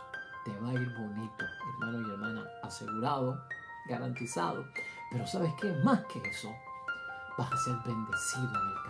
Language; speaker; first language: Spanish; native; Spanish